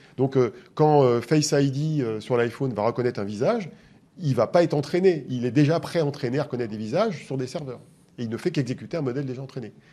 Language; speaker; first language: French; native; French